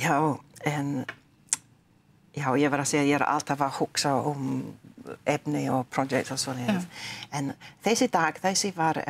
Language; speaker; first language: Icelandic; non-native, learner; English